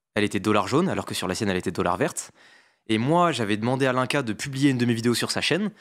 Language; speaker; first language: French; native; French